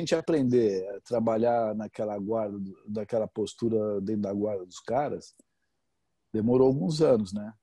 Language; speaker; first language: Portuguese; native; Portuguese